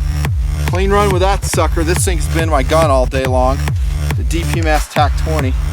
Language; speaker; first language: English; native; English